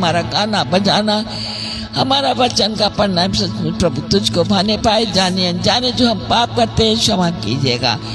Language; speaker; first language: Hindi; native; Hindi